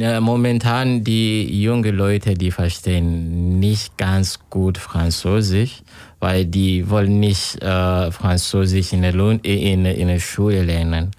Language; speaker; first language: German; non-native, learner; Kinyarwanda